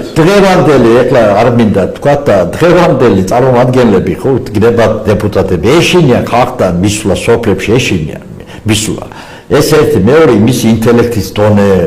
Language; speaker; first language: Georgian; non-native, local second language; Azerbaijani